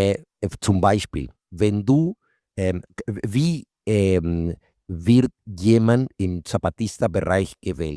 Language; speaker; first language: German; non-native, fluent; Spanish